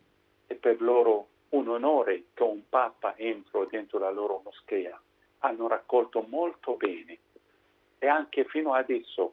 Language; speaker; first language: Italian; non-native, fluent; Arabic